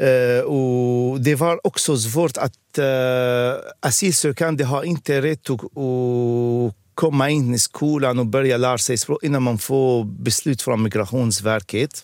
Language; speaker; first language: Swedish; non-native, fluent; Arabic